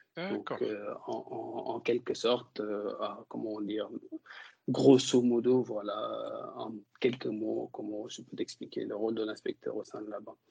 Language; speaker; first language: French; non-native, local second language; Wolof